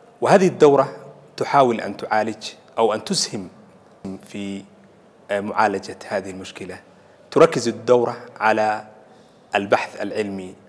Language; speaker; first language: Arabic; non-native, local second language; Somali